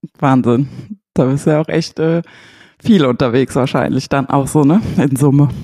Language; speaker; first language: German; native; German